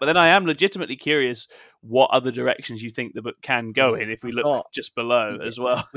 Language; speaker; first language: English; native; English